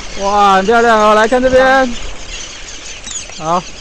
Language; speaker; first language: Chinese; native; Chinese